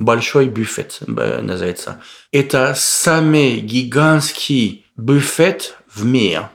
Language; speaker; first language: Russian; non-native, learner; French